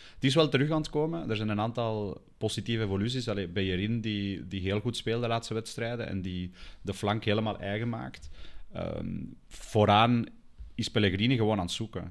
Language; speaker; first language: Dutch; early bilingual, other home language; Spanish